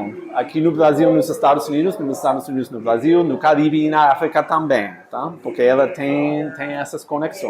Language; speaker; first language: Portuguese; non-native, fluent; English